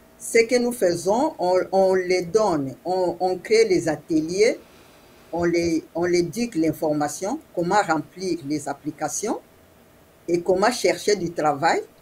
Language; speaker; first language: French; non-native, local second language; Swahili